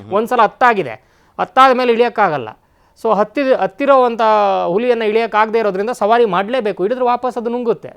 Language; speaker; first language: Kannada; native; Kannada